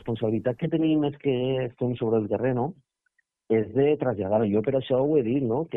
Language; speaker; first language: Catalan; native; Catalan